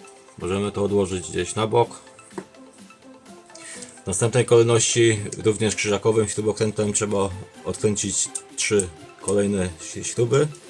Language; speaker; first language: Polish; native; Polish